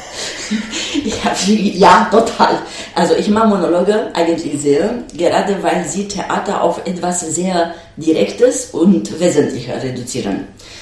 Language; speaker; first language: German; non-native, fluent; Romanian